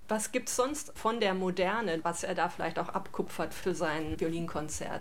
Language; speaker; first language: German; native; German